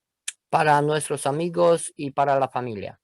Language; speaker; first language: Spanish; non-native, learner; Romanian